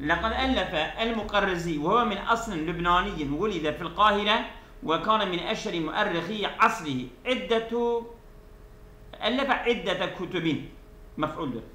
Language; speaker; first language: Arabic; non-native, fluent; Turkish